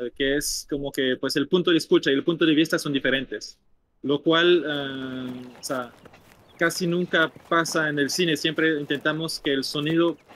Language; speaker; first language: Spanish; non-native, fluent; French